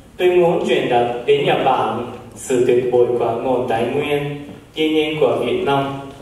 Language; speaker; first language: Vietnamese; non-native, learner; Japanese